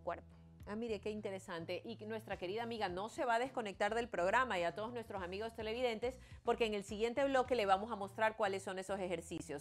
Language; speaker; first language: Spanish; native; Spanish